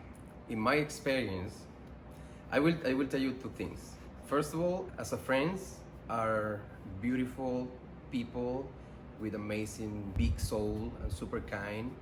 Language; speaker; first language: English; non-native, learner; Spanish